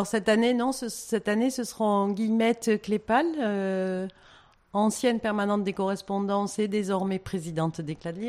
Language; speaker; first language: French; native; French